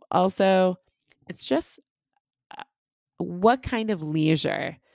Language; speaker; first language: English; native; English